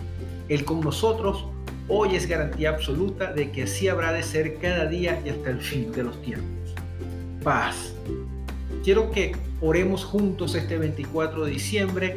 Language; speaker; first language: Spanish; native; Spanish